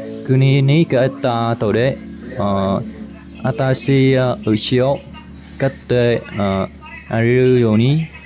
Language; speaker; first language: Japanese; non-native, learner; Vietnamese